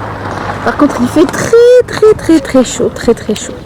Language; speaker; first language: French; non-native, local second language; Arabic